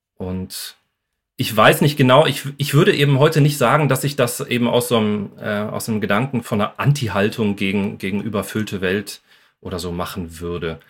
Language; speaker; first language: German; native; German